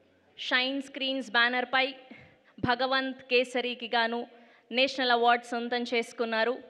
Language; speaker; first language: Telugu; native; Telugu